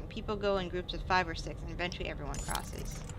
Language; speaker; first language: English; native; English